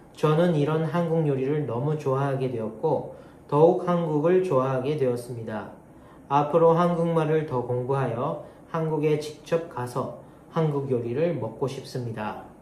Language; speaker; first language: Korean; non-native, learner; Japanese